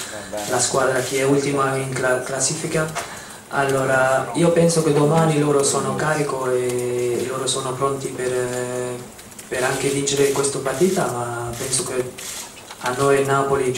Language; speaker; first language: Italian; non-native, fluent; Dutch